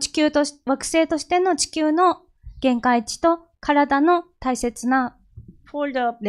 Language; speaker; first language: Japanese; non-native, fluent; Korean